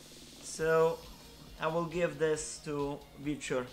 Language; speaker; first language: English; non-native, fluent; Polish